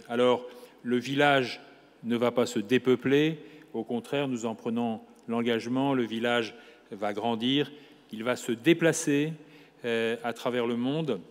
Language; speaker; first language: French; native; French